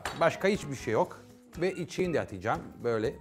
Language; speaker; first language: Turkish; non-native, fluent; Italian